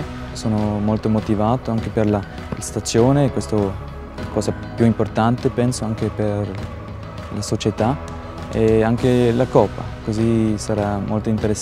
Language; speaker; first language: Italian; non-native, local second language; German